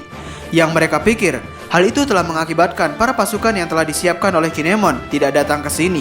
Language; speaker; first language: Indonesian; native; Indonesian